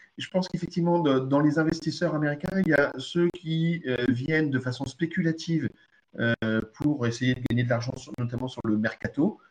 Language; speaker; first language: French; early bilingual, other home language; Arabic